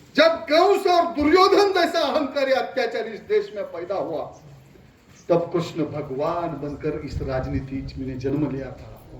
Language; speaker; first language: Hindi; non-native, local second language; Marathi